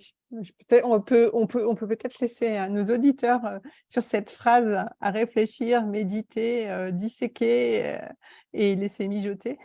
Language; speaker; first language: French; native; French